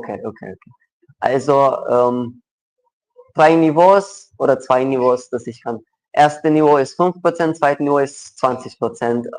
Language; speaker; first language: German; non-native, local second language; Ukrainian